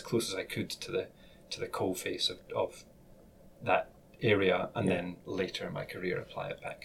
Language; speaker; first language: English; native; English